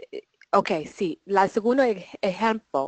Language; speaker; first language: Spanish; non-native, learner; English